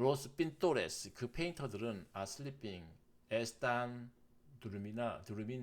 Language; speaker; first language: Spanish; non-native, learner; Korean